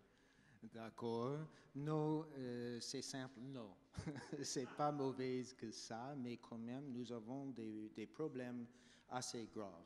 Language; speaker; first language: French; non-native, fluent; English